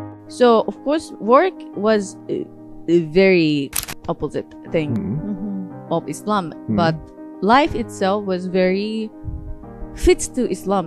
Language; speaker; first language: English; non-native, fluent; Japanese